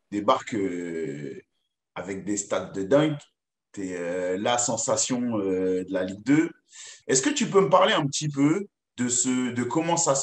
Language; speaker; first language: French; native; French